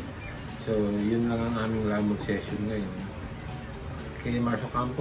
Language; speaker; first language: Filipino; native; Filipino